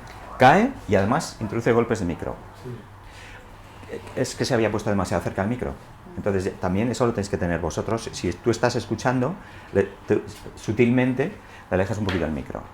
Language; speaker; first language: Spanish; native; Spanish